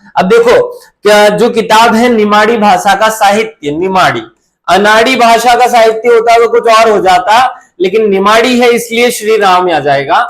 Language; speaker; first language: Hindi; native; Hindi